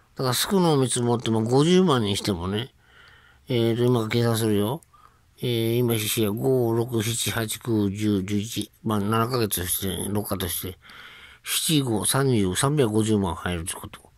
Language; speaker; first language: Japanese; native; Japanese